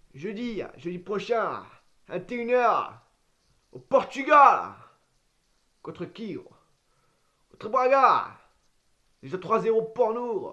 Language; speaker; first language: French; native; French